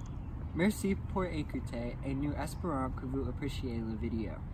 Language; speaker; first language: French; non-native, learner; English